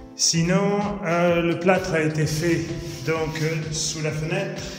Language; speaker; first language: French; native; French